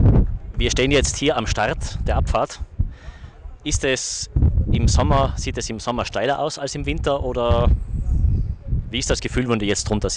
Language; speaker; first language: German; native; German